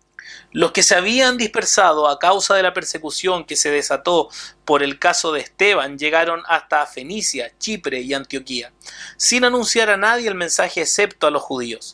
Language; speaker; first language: Spanish; native; Spanish